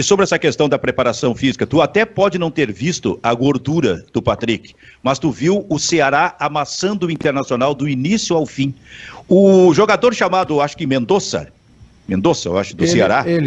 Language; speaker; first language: Portuguese; native; Portuguese